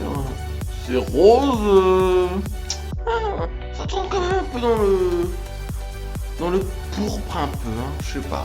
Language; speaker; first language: French; native; French